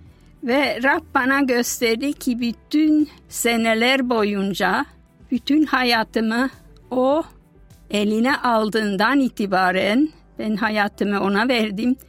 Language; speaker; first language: Turkish; non-native, fluent; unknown